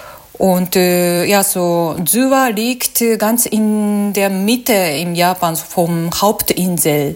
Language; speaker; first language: German; non-native, learner; Japanese